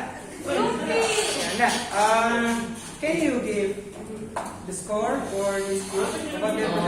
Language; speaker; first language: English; non-native, fluent; Indonesian